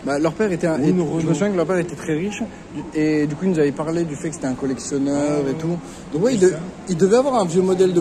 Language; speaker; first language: French; native; French